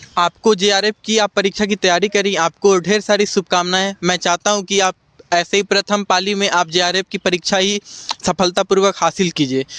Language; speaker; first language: Hindi; native; Hindi